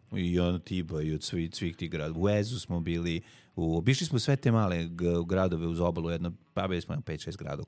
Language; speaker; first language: Serbian; native; Serbian